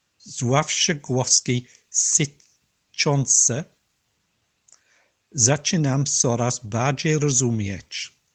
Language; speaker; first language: Polish; non-native, learner; English